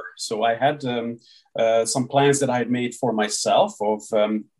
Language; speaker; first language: English; early bilingual, other home language; Hungarian